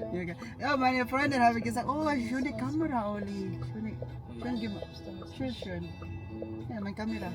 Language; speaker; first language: German; non-native, learner; Filipino